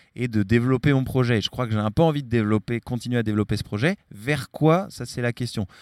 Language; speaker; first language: French; native; French